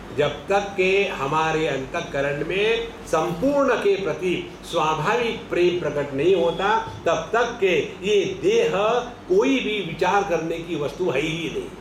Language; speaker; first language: Hindi; non-native, local second language; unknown